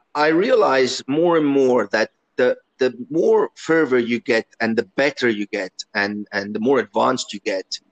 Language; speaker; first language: English; early bilingual, other home language; Italian